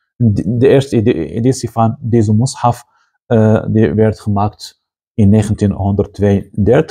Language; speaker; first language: Dutch; non-native, fluent; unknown